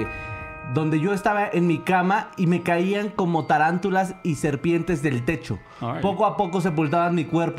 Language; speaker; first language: Spanish; native; Spanish